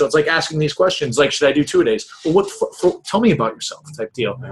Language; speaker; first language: English; native; English